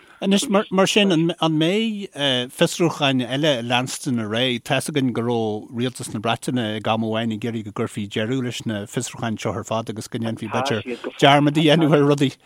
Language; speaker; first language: Irish; native; Irish